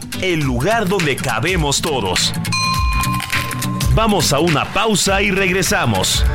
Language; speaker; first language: Spanish; native; Spanish